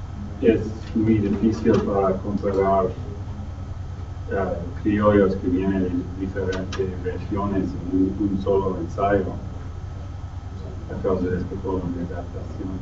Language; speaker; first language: Spanish; non-native, fluent; English